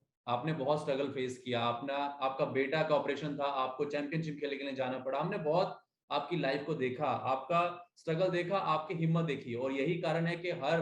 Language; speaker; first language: Hindi; native; Hindi